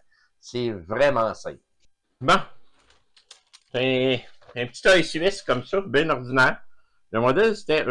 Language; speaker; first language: French; native; French